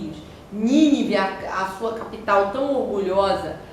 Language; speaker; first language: Portuguese; native; Portuguese